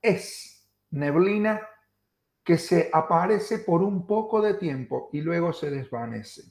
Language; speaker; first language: Spanish; native; Spanish